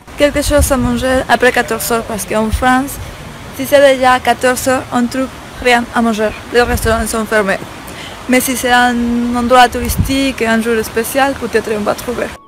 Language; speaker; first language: French; non-native, fluent; Spanish